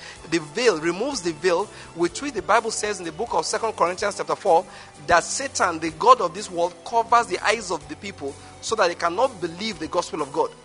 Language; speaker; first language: English; non-native, local second language; Igbo